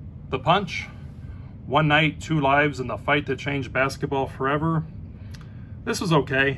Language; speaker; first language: English; native; English